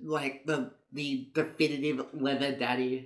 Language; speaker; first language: English; native; English